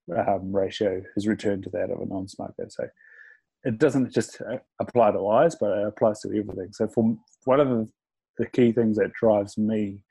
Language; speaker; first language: English; native; English